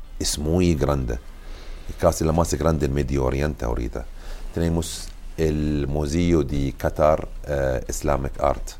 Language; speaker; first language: Spanish; non-native, learner; Arabic